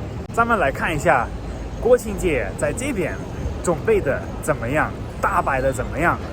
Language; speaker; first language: Chinese; non-native, fluent; German